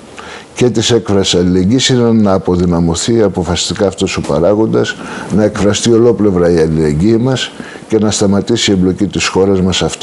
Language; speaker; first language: Greek; native; Greek